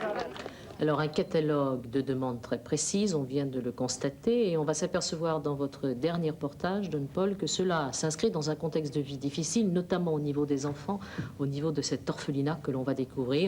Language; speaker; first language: French; native; French